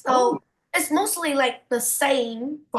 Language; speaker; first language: English; non-native, learner; Vietnamese